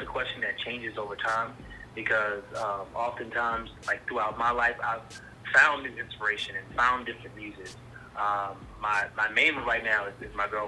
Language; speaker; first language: English; native; English